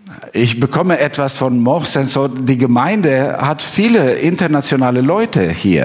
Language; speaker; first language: German; non-native, fluent; Albanian